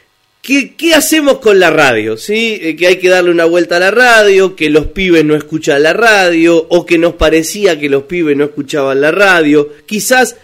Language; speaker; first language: Spanish; native; Spanish